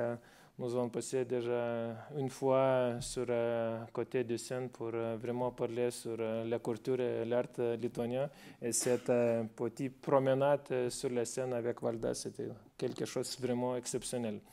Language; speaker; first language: French; non-native, fluent; Lithuanian